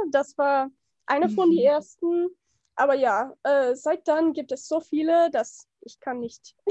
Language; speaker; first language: German; non-native, learner; English